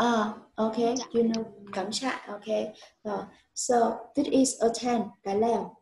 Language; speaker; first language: English; non-native, learner; Vietnamese